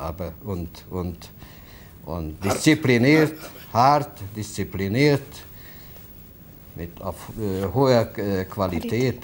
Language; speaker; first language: German; non-native, fluent; Hungarian